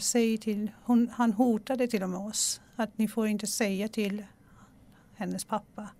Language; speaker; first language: Swedish; non-native, fluent; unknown